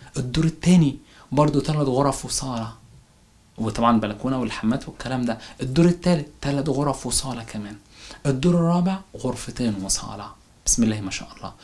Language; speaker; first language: Arabic; native; Arabic